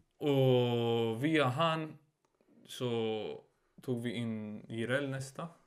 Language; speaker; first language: Swedish; early bilingual, other home language; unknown